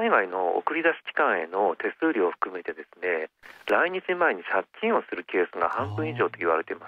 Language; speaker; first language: Japanese; native; Japanese